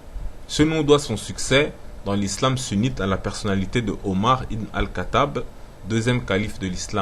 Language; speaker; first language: French; non-native, local second language; Lingala